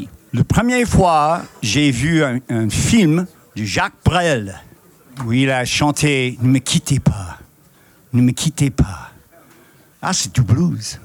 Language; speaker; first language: French; non-native, fluent; English